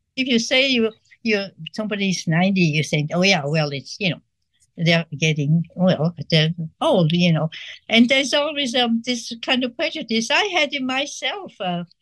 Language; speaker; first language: English; non-native, fluent; Swiss German